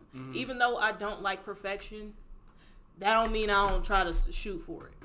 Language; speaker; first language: English; native; English